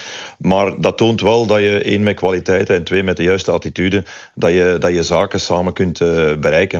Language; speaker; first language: Dutch; native; Dutch